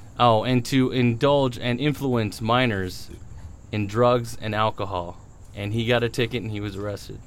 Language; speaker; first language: English; early bilingual, other home language; Spanish